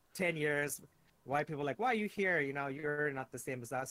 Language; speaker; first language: English; native; English